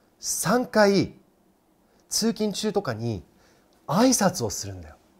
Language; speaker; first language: Japanese; non-native, fluent; English